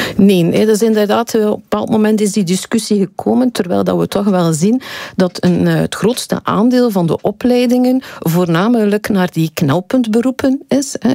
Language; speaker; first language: Dutch; native; Dutch